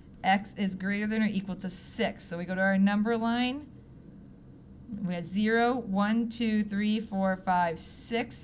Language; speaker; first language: English; native; English